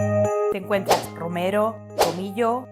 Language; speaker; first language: Spanish; native; Spanish